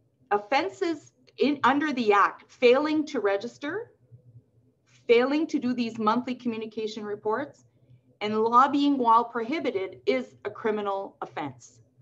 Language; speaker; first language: English; non-native, local second language; French